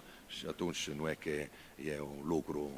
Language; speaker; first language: Romanian; non-native, learner; Italian